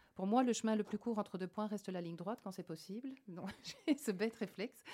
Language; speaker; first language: French; native; French